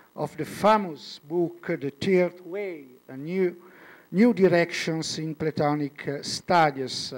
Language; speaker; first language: English; non-native, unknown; Italian